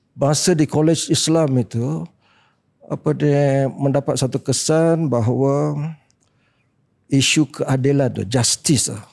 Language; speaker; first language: Malay; native; Malay